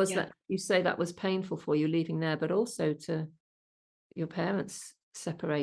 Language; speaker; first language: English; native; English